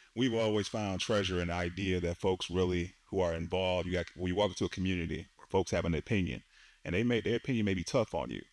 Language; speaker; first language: English; native; English